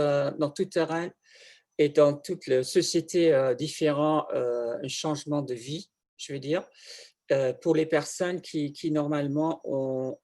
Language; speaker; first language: French; non-native, fluent; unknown